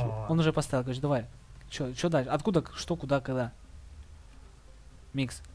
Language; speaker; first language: Russian; native; Russian